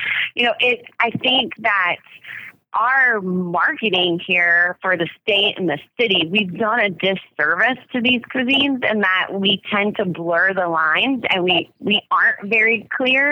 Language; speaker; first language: English; native; English